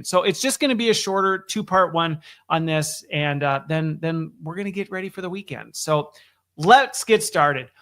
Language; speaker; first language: English; native; English